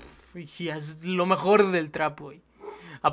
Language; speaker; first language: Spanish; native; Spanish